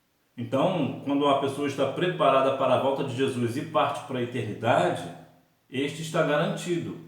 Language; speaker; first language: Portuguese; native; Portuguese